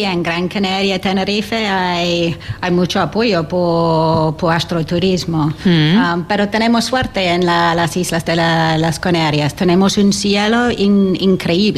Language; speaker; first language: Spanish; non-native, learner; English